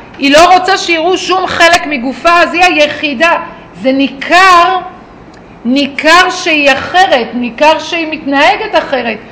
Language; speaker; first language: Hebrew; native; Hebrew